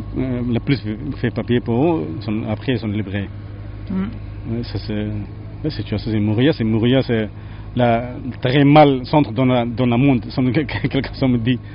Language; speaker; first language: French; non-native, learner; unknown